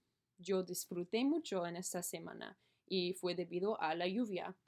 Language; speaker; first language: Spanish; non-native, learner; English